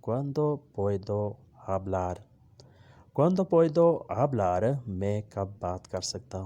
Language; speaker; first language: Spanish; non-native, learner; Urdu